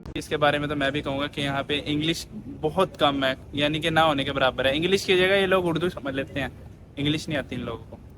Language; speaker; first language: Urdu; non-native, local second language; Punjabi